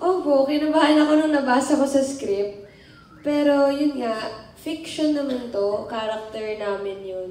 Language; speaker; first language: Filipino; native; Filipino